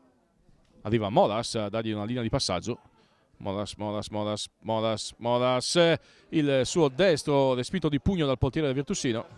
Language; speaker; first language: Italian; native; Italian